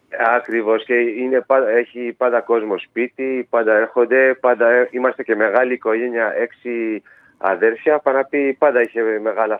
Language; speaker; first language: Greek; early bilingual, heritage; Greek